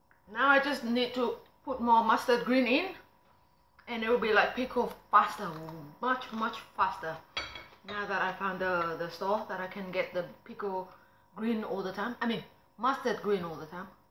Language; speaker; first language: English; non-native, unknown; Vietnamese